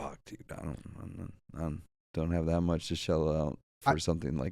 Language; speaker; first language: English; native; English